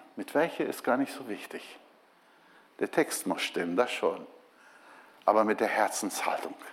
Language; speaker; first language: German; non-native, fluent; Portuguese